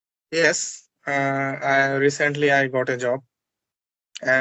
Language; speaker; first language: English; non-native, learner; Bangla